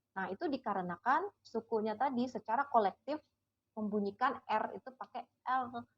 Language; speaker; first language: Indonesian; native; Indonesian